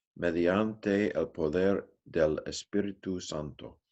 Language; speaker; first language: Spanish; non-native, learner; English